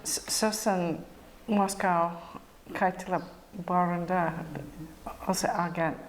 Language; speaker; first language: Kazakh; non-native, learner; English